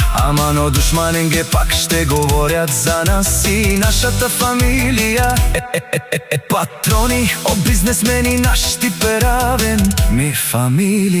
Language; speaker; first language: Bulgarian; non-native, local second language; Romany